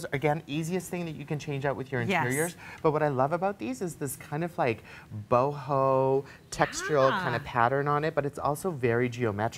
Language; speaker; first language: English; native; English